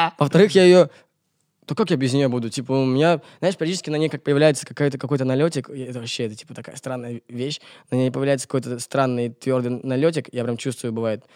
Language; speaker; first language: Russian; native; Russian